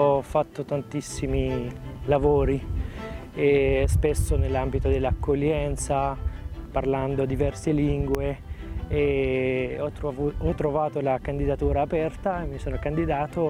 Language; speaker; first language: Italian; non-native, fluent; Arabic